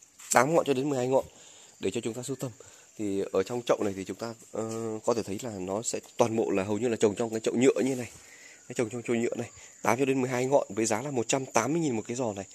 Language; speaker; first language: Vietnamese; native; Vietnamese